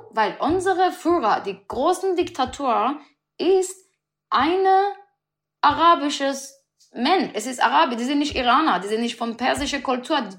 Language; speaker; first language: German; non-native, learner; Persian